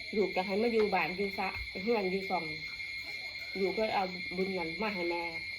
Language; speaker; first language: Thai; native; Thai